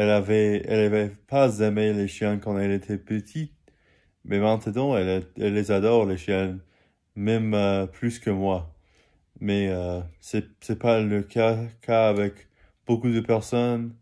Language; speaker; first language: French; non-native, learner; English